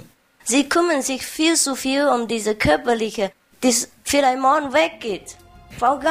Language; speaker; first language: German; non-native, learner; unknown